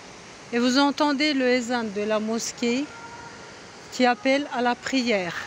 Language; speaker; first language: French; non-native, fluent; Turkish